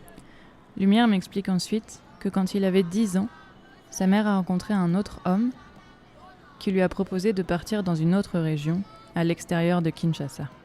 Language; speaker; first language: French; native; French